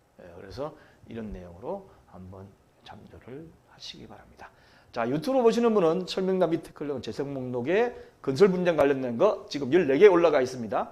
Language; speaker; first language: Korean; native; Korean